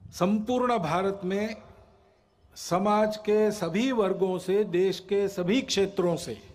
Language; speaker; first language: Hindi; non-native, local second language; Marathi